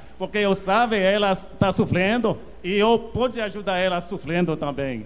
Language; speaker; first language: Portuguese; non-native, learner; Haitian Creole